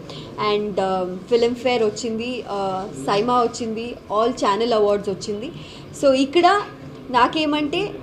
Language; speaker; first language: Telugu; non-native, local second language; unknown